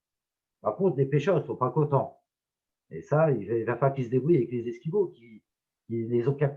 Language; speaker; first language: French; native; French